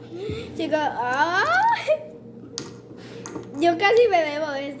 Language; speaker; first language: Spanish; native; Spanish